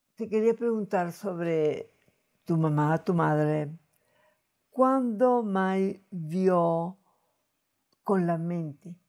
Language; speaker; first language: Spanish; native; Spanish